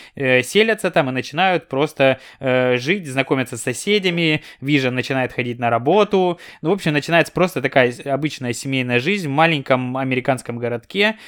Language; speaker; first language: Russian; native; Russian